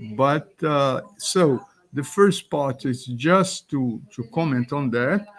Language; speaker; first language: English; non-native, fluent; Portuguese